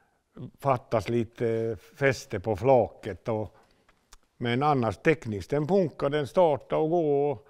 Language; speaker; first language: Swedish; non-native, local second language; Finnish